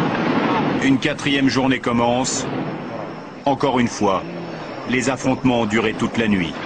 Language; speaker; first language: French; native; French